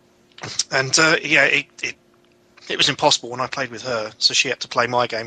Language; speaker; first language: English; native; English